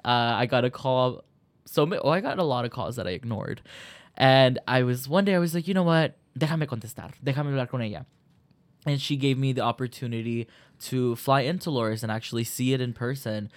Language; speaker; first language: English; early bilingual, other home language; Spanish